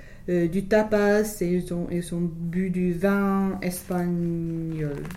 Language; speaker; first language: French; non-native, fluent; English